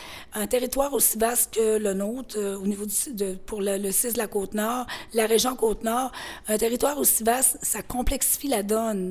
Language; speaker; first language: French; native; French